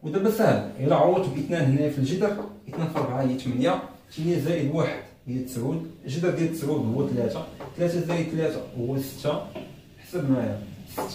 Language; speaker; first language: Arabic; native; Arabic